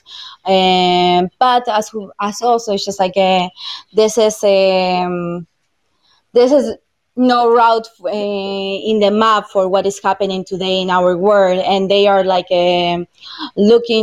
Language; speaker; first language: English; non-native, fluent; Spanish